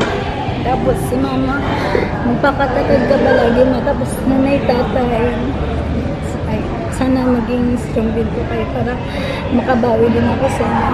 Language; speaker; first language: Filipino; non-native, local second language; Cebuano